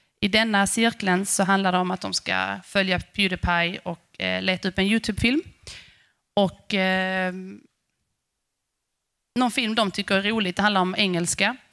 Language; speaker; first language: Swedish; native; Swedish